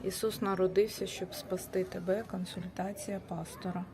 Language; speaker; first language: Ukrainian; non-native, local second language; Russian